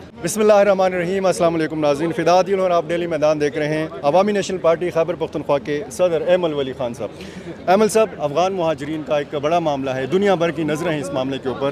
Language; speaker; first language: Hindi; non-native, local second language; Pashto